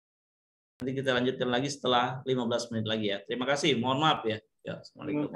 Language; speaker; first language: Indonesian; native; Indonesian